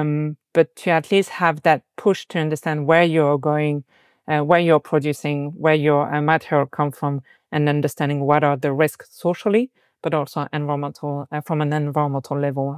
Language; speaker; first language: English; non-native, fluent; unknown